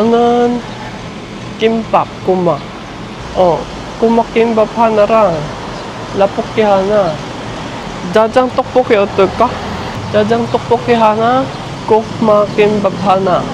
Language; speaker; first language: Korean; non-native, learner; Filipino